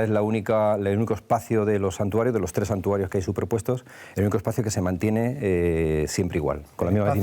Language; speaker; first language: Spanish; native; Spanish